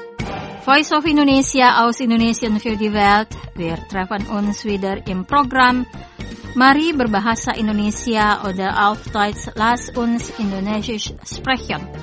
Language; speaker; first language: German; non-native, fluent; Indonesian